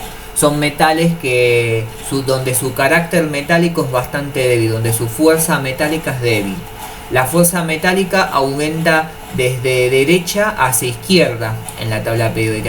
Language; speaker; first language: Spanish; native; Spanish